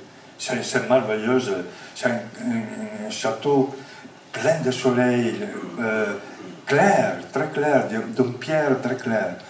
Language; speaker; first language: French; non-native, fluent; Italian